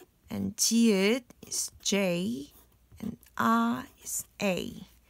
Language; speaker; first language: English; non-native, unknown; Korean